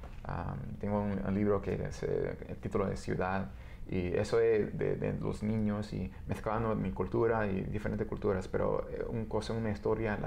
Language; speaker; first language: Spanish; early bilingual, heritage; Spanish